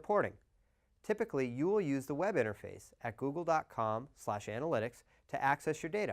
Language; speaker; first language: English; native; English